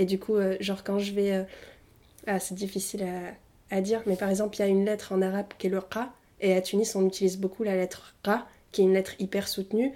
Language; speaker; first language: French; early bilingual, other home language; Arabic